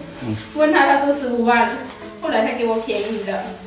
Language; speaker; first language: Chinese; non-native, fluent; Lao